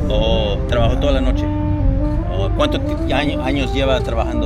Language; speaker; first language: Spanish; early bilingual, heritage; Spanish